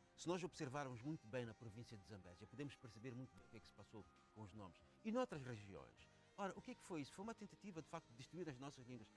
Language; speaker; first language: Portuguese; non-native, local second language; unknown